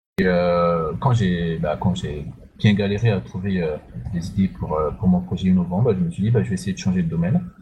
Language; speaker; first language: French; non-native, local second language; Sango